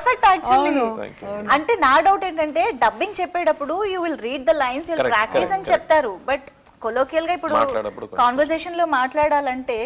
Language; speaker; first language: Telugu; native; Telugu